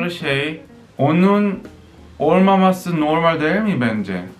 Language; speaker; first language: Turkish; non-native, fluent; Korean